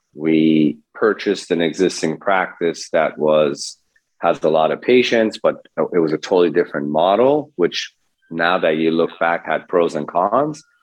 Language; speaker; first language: English; early bilingual, other home language; Persian